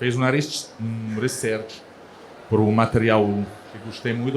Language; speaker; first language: Portuguese; non-native, learner; Italian